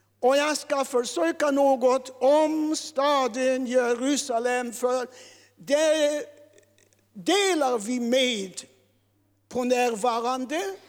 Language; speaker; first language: Swedish; non-native, fluent; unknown